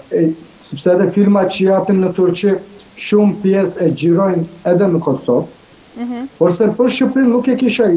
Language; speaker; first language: Albanian; non-native, fluent; Turkish